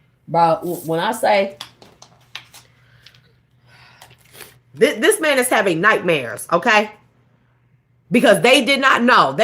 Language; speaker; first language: English; native; English